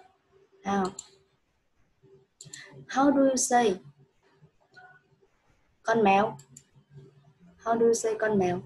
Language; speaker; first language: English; non-native, fluent; Vietnamese